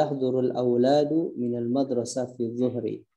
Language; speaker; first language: Arabic; non-native, fluent; Indonesian